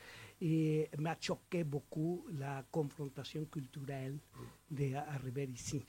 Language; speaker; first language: French; non-native, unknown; Spanish